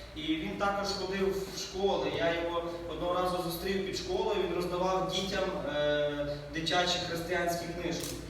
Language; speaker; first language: Ukrainian; native; Ukrainian